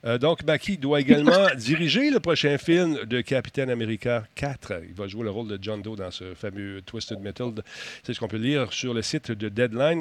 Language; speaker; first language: French; native; French